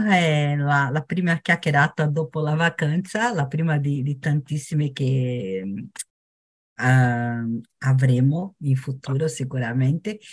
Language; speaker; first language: Italian; non-native, fluent; Portuguese